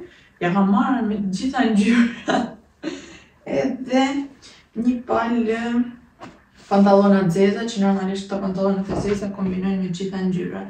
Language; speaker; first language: Albanian; native; Albanian